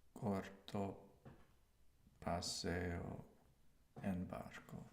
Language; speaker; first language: Spanish; non-native, learner; English